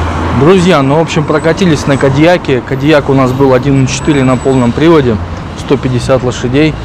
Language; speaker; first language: Russian; native; Russian